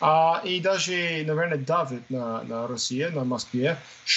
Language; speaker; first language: Russian; non-native, fluent; English